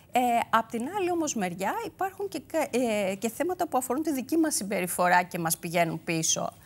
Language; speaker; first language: Greek; native; Greek